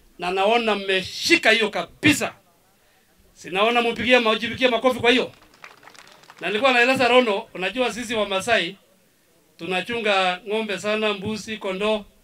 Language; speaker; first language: Swahili; non-native, local second language; Masai